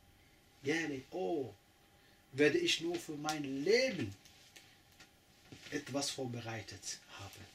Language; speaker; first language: German; non-native, fluent; Arabic